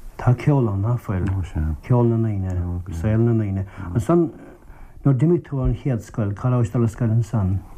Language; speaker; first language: Irish; non-native, local second language; English